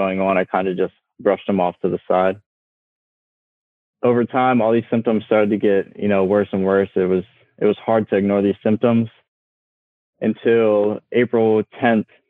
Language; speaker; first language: English; native; English